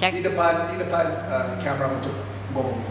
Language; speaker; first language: Indonesian; non-native, fluent; English